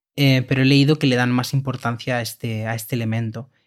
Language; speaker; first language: Spanish; native; Spanish